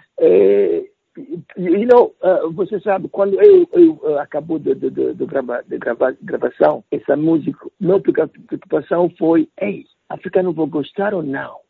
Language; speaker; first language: Portuguese; non-native, learner; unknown